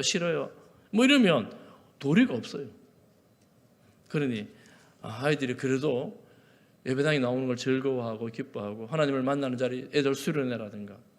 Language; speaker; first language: Korean; native; Korean